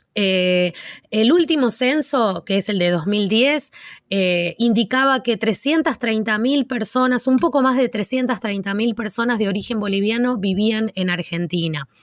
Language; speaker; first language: Spanish; native; Spanish